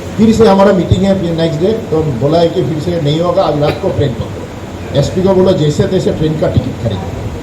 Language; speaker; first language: Hindi; non-native, local second language; Assamese